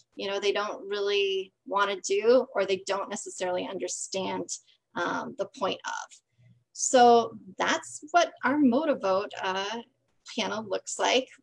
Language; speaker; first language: English; native; English